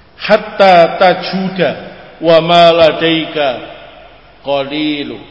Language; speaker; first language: Arabic; non-native, learner; Indonesian